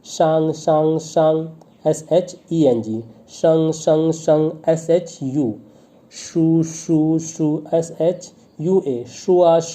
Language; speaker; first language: Chinese; non-native, fluent; Hindi